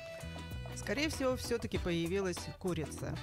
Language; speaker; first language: Russian; native; Russian